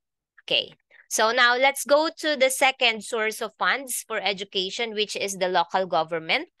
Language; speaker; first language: English; non-native, local second language; Filipino